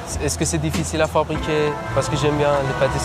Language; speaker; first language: French; non-native, learner; Persian